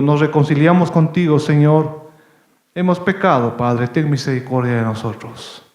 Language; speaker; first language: Spanish; native; Spanish